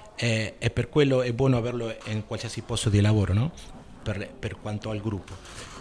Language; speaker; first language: Italian; non-native, learner; Spanish